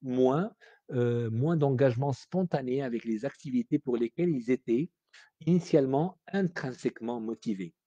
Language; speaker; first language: French; non-native, local second language; Arabic